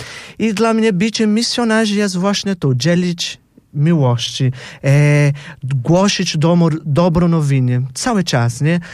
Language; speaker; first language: Polish; non-native, fluent; Portuguese